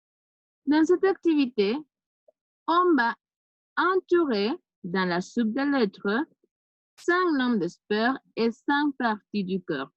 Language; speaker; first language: French; non-native, fluent; Spanish